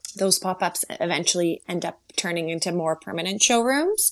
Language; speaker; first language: English; early bilingual, other home language; Slovak